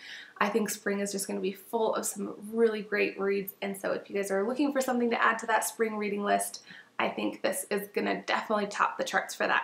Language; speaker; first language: English; native; English